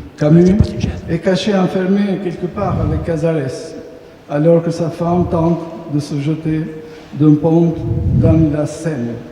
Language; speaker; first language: French; non-native, fluent; Albanian